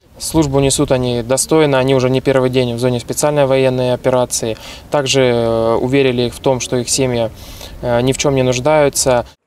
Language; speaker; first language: Russian; native; Russian